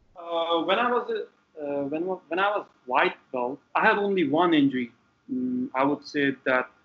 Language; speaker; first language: English; non-native, local second language; Punjabi